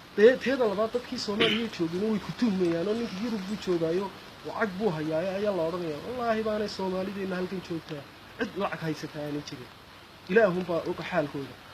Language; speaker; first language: Somali; native; Somali